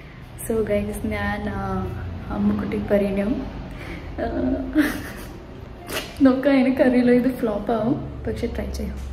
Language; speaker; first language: Malayalam; non-native, learner; Tamil